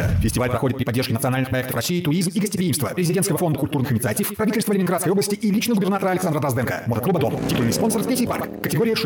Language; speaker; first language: Russian; native; Russian